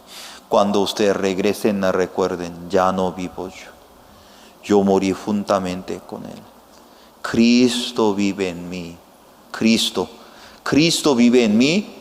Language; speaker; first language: Spanish; non-native, fluent; Korean